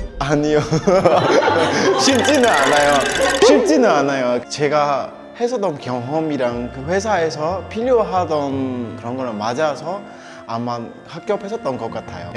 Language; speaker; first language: Korean; non-native, learner; Burmese